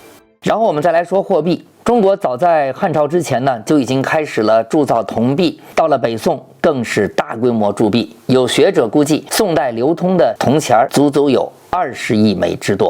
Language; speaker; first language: Chinese; native; Chinese